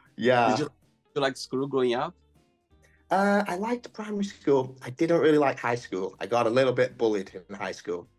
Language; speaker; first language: English; native; English